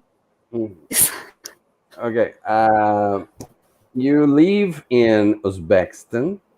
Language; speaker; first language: English; non-native, fluent; Portuguese